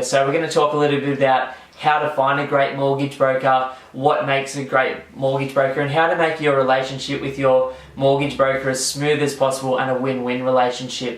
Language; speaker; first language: English; native; English